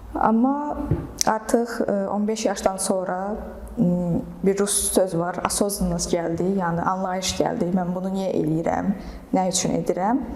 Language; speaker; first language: Azerbaijani; early bilingual, heritage; Azerbaijani